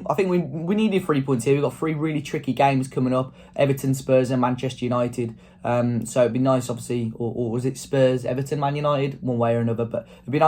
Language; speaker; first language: English; native; English